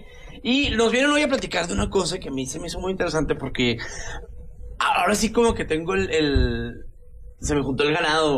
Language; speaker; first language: Spanish; native; Spanish